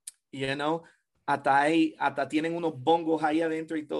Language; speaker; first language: Spanish; early bilingual, heritage; Spanish